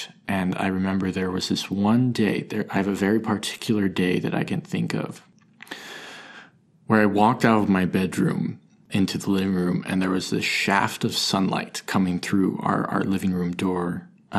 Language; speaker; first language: English; native; English